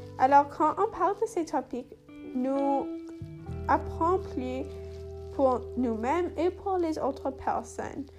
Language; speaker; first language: French; non-native, learner; English